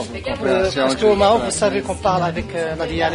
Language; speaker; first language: French; non-native, local second language; Arabic